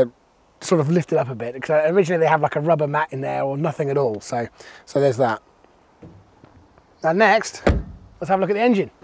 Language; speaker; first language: English; native; English